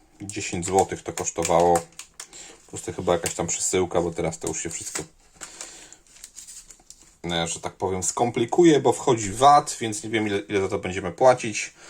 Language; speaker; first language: Polish; native; Polish